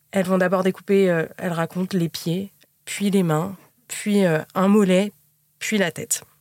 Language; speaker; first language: French; native; French